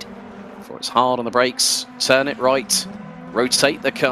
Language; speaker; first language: English; native; English